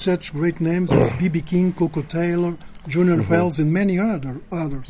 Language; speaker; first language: English; non-native, fluent; Portuguese